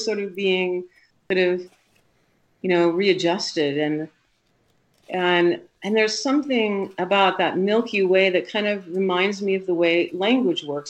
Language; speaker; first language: English; native; English